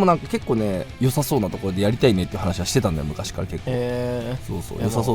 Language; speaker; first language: Japanese; native; Japanese